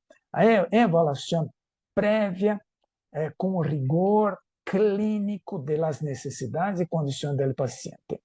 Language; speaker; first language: Spanish; non-native, fluent; Portuguese